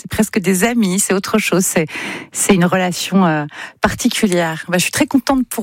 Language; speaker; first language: French; native; French